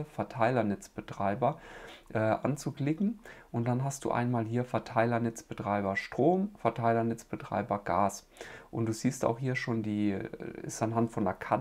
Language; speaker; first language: German; native; German